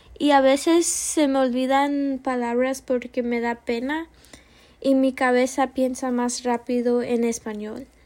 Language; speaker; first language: Spanish; early bilingual, heritage; Spanish